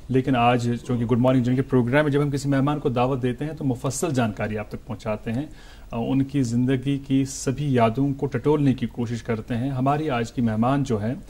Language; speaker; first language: Hindi; non-native, local second language; Kashmiri